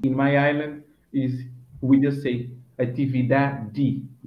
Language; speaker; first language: English; non-native, fluent; Kabuverdianu